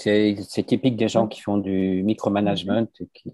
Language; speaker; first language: French; native; French